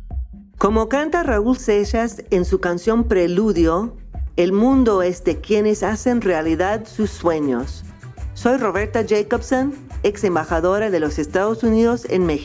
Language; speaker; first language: Spanish; non-native, fluent; English